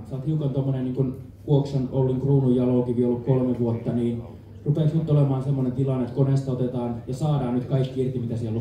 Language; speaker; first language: Finnish; native; Finnish